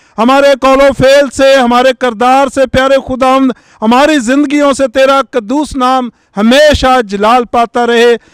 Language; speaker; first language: Urdu; non-native, local second language; Punjabi